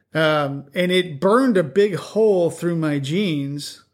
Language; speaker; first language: English; native; English